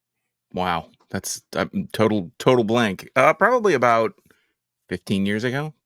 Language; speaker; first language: English; native; English